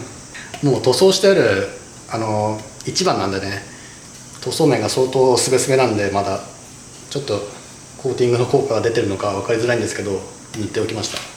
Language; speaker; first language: Japanese; native; Japanese